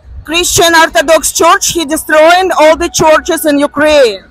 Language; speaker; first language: English; non-native, fluent; Russian